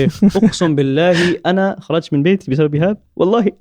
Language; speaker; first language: Arabic; non-native, learner; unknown